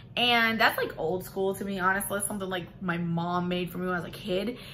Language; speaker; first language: English; native; English